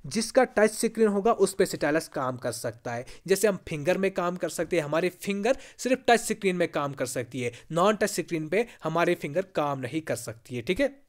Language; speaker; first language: Hindi; non-native, local second language; Kashmiri